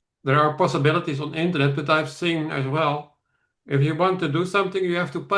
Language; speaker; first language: English; non-native, fluent; Dutch